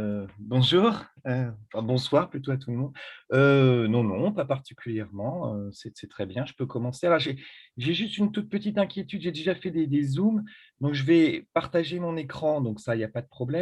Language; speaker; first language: French; native; French